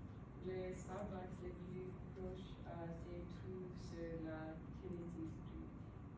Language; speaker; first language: French; non-native, learner; English